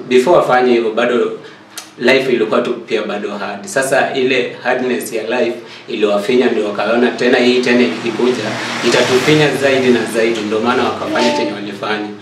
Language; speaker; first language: Swahili; native; Swahili